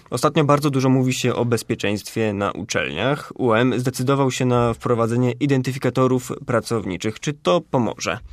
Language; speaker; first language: Polish; native; Polish